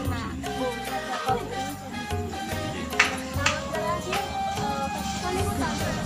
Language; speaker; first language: Indonesian; non-native, local second language; Javanese